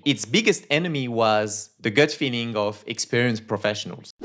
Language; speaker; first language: English; non-native, fluent; French